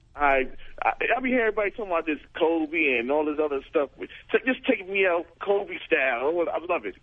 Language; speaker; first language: English; native; English